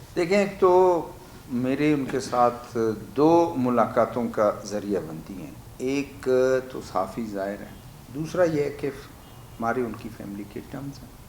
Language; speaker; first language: Urdu; non-native, local second language; Baluchi